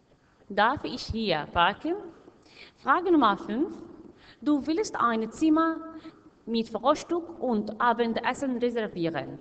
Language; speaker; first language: German; non-native, fluent; Arabic